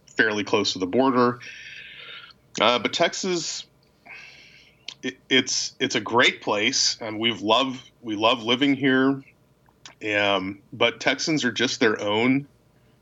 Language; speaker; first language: English; native; English